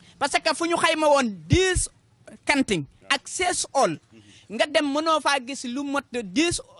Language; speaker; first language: Wolof; non-native, local second language; Serer